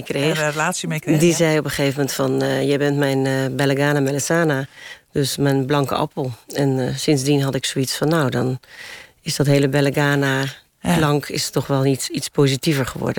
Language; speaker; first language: Dutch; native; Dutch